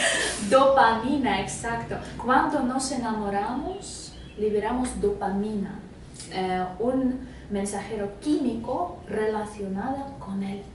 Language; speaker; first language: Spanish; non-native, fluent; Russian